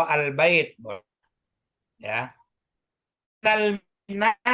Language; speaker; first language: Arabic; non-native, fluent; Indonesian